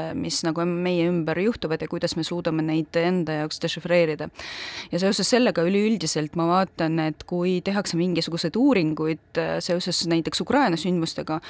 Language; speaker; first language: Estonian; non-native, local second language; Russian